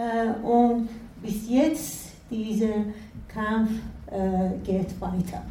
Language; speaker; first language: German; non-native, fluent; Persian